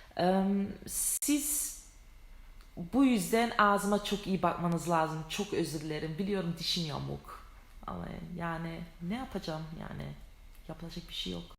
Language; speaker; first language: Turkish; early bilingual, heritage; Turkish